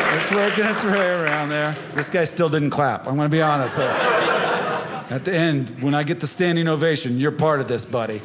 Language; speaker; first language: English; native; English